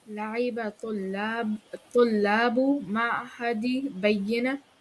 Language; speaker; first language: Arabic; non-native, learner; English